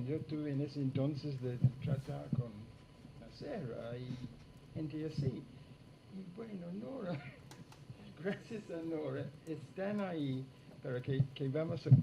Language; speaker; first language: Spanish; non-native, fluent; English